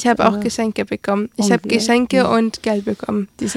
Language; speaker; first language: German; early bilingual, other home language; Arabic